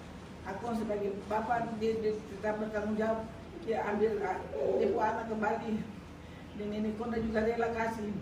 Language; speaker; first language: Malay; non-native, local second language; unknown